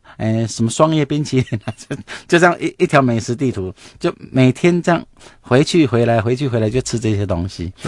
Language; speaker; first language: Chinese; non-native, local second language; Min Nan Chinese